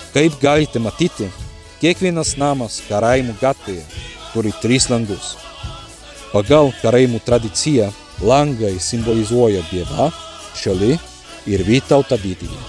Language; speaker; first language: Lithuanian; non-native, learner; Czech